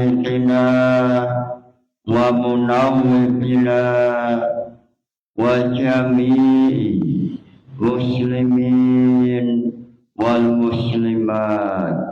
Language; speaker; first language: Arabic; non-native, fluent; Indonesian